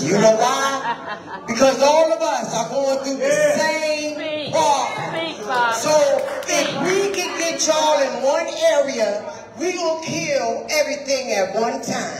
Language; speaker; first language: English; native; English